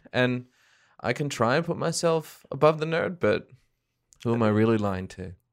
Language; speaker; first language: English; native; English